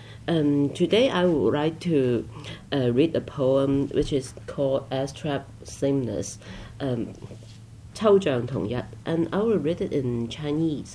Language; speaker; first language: English; non-native, local second language; Chinese